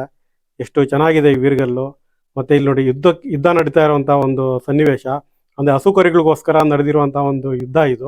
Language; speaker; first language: Kannada; native; Kannada